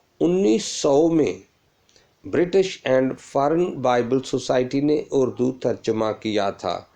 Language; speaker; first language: Urdu; non-native, local second language; Punjabi